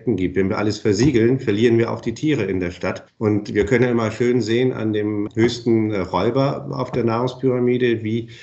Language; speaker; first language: German; native; German